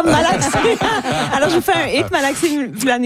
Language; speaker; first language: French; native; French